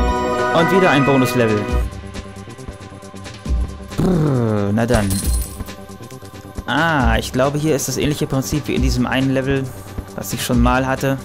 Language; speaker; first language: German; native; German